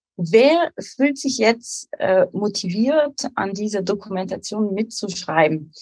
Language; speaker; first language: German; non-native, fluent; French